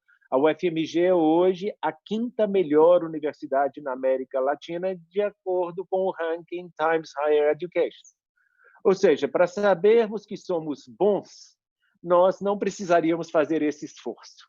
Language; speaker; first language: Portuguese; native; Portuguese